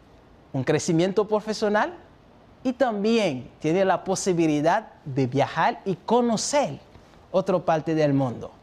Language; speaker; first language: Spanish; non-native, fluent; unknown